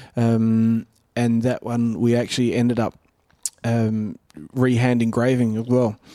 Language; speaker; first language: English; native; English